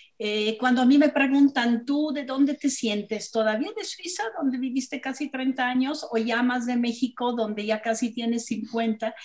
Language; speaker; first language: Spanish; non-native, fluent; German